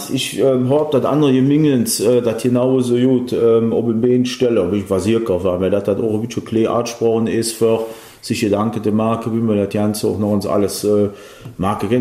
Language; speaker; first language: German; native; German